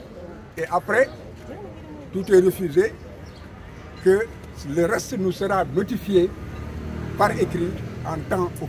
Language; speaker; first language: French; non-native, local second language; Wolof